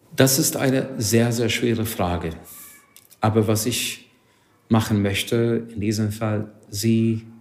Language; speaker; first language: German; non-native, fluent; Hungarian